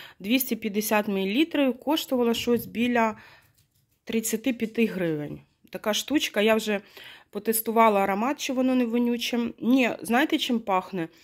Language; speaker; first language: Ukrainian; non-native, local second language; Russian